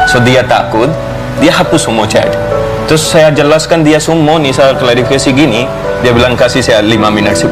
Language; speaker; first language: Indonesian; non-native, fluent; Hindi